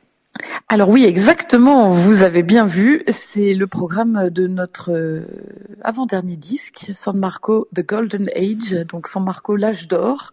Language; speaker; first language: French; native; French